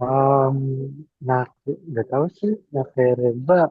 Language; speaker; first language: Indonesian; native; Indonesian